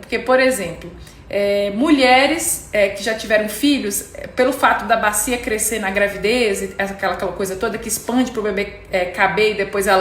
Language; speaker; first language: Portuguese; native; Portuguese